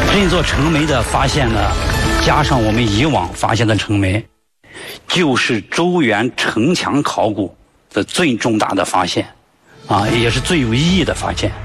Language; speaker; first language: Chinese; native; Chinese